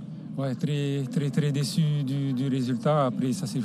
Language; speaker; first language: French; native; French